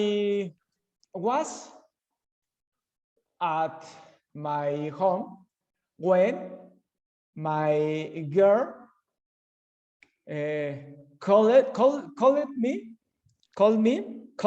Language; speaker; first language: English; non-native, learner; Spanish